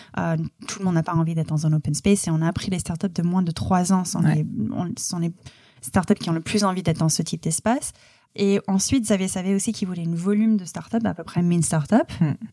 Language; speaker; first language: French; non-native, fluent; English